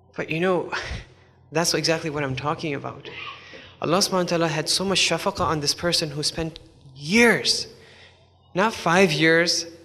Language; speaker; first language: English; native; English